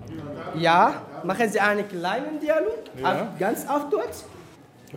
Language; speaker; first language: German; non-native, fluent; Arabic